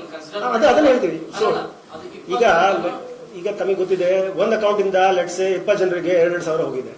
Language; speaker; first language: Kannada; non-native, fluent; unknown